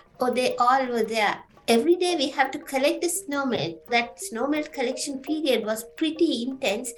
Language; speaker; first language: English; non-native, local second language; Sinhala